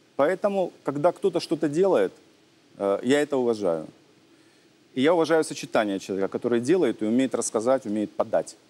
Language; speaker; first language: Russian; native; Russian